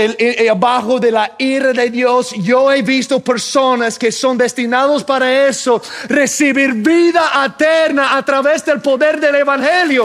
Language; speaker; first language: Spanish; non-native, fluent; English